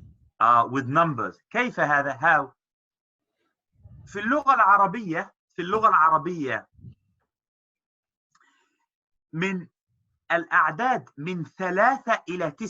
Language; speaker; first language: Arabic; non-native, fluent; English